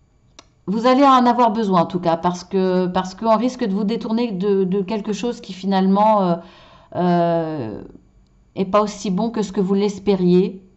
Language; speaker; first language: French; native; French